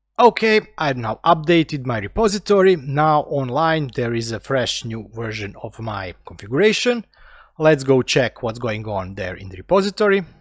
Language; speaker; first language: English; non-native, fluent; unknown